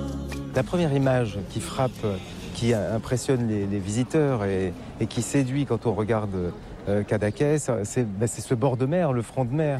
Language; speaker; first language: French; native; French